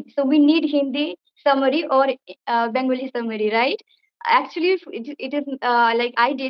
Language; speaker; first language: English; non-native, fluent; Bangla